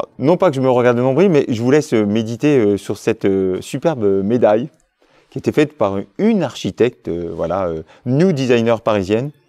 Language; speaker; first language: French; native; French